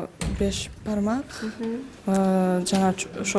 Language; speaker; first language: Kyrgyz; non-native, learner; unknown